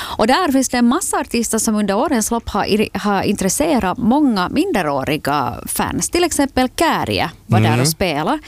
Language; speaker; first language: Swedish; native; Swedish